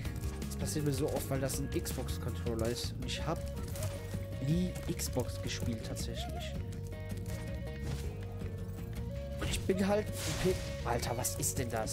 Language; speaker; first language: German; native; German